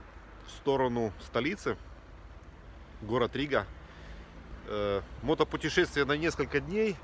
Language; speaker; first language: Russian; native; Russian